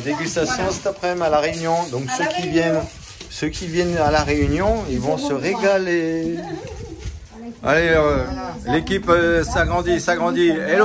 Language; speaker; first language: French; native; French